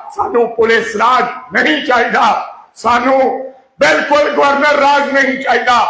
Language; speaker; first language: Hindi; non-native, local second language; Punjabi